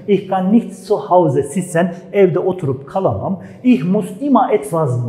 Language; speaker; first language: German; non-native, fluent; Turkish